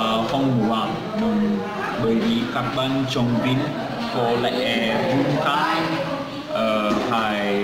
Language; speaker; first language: Vietnamese; non-native, learner; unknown